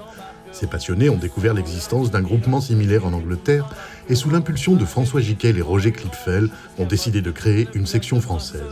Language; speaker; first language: French; native; French